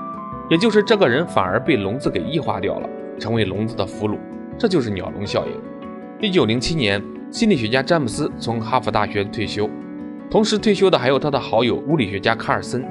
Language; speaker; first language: Chinese; native; Chinese